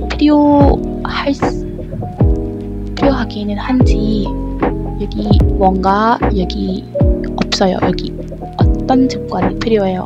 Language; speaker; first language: Korean; non-native, learner; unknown